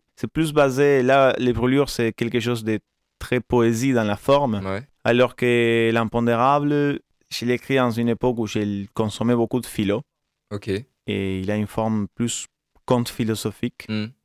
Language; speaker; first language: French; non-native, fluent; Spanish